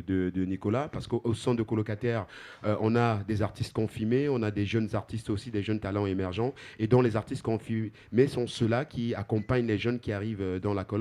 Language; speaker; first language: French; native; French